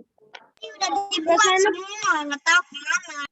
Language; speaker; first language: Malay; native; Malay